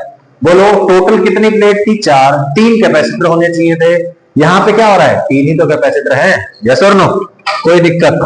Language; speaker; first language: Hindi; native; Hindi